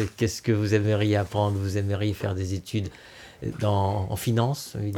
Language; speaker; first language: French; native; French